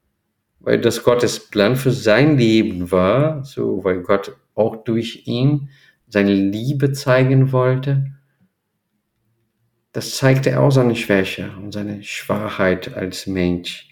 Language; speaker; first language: German; non-native, fluent; Portuguese